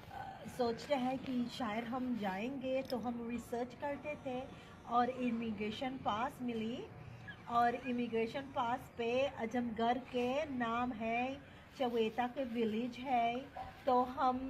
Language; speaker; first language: Hindi; early bilingual, heritage; English